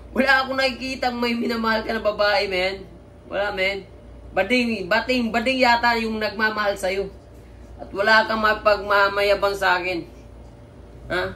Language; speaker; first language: Filipino; non-native, local second language; Cebuano